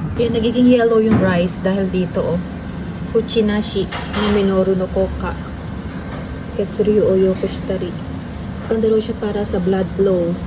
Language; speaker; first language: Filipino; native; Filipino